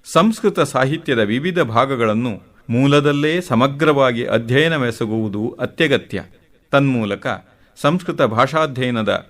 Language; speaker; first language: Kannada; native; Kannada